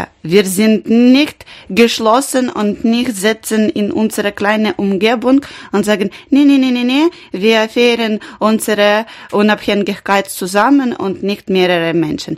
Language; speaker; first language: German; non-native, learner; Ukrainian